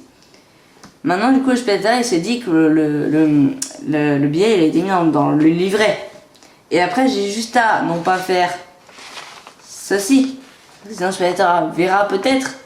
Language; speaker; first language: French; native; French